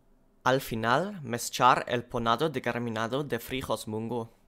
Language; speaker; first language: Spanish; non-native, learner; German